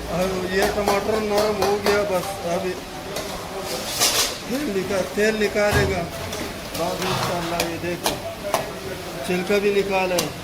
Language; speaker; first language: Hindi; non-native, local second language; Pashto